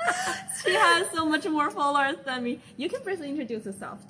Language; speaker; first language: English; non-native, fluent; Chinese